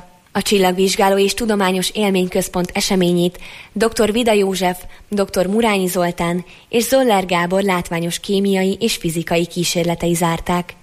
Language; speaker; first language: Hungarian; native; Hungarian